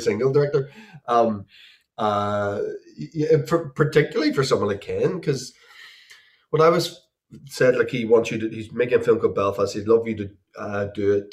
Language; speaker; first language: English; native; English